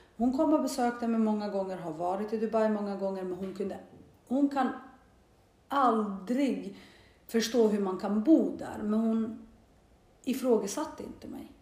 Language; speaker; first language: Swedish; early bilingual, other home language; Bosnian